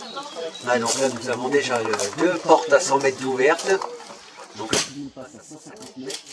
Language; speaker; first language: French; native; French